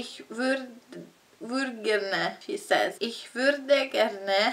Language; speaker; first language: German; non-native, learner; Italian